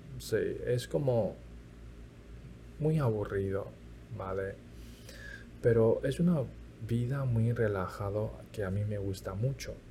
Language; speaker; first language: Spanish; early bilingual, other home language; Chinese